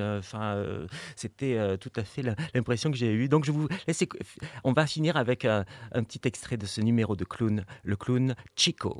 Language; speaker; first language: French; native; French